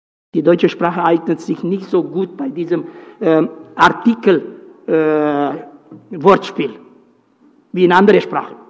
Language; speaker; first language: German; non-native, fluent; Romanian